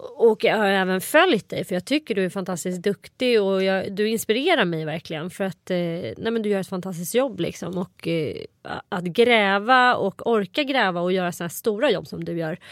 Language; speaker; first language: Swedish; native; Swedish